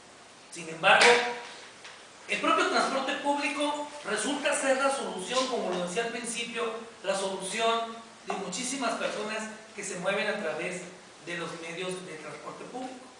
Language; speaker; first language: Spanish; native; Spanish